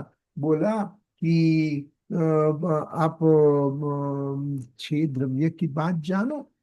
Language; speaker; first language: Hindi; non-native, local second language; Gujarati